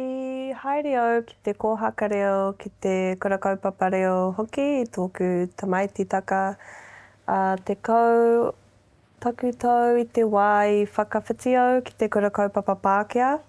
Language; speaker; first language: Māori; non-native, local second language; English